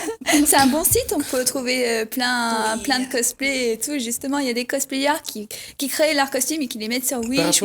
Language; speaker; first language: French; native; French